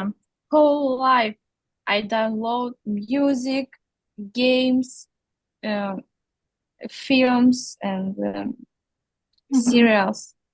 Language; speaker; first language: English; non-native, learner; Russian